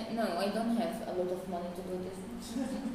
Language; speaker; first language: English; non-native, learner; Portuguese